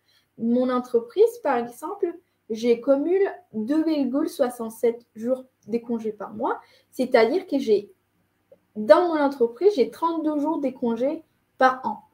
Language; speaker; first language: French; non-native, fluent; Spanish